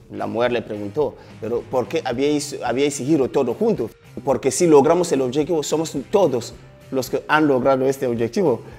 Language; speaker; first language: Spanish; non-native, fluent; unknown